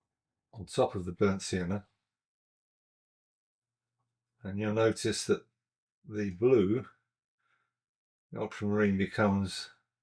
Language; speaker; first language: English; native; English